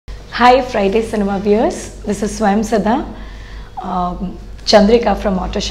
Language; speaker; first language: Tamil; non-native, fluent; Odia